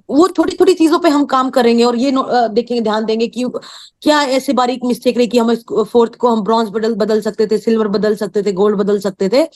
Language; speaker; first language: Hindi; native; Hindi